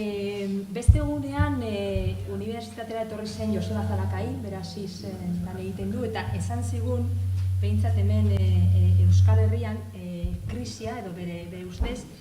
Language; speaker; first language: Basque; non-native, local second language; Spanish